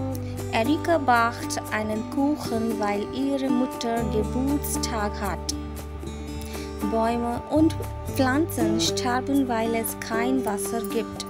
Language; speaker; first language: German; non-native, fluent; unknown